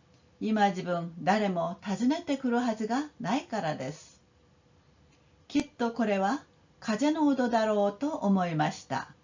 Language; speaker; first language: Japanese; non-native, fluent; Korean